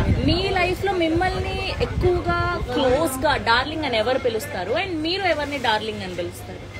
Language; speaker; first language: Telugu; native; Telugu